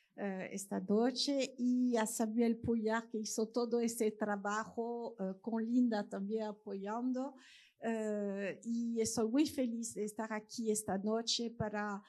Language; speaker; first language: Spanish; non-native, fluent; French